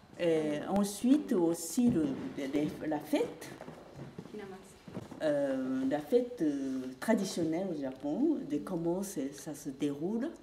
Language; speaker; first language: French; non-native, fluent; Japanese